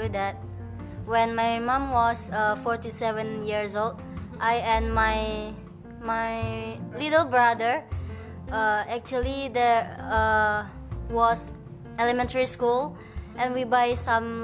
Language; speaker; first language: English; non-native, fluent; Indonesian